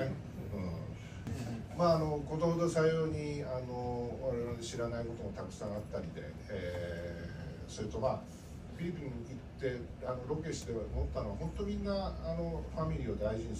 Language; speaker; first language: Japanese; native; Japanese